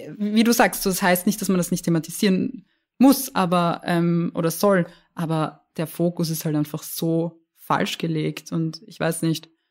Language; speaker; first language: German; native; German